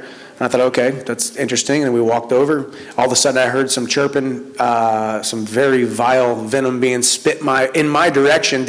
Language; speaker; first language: English; native; English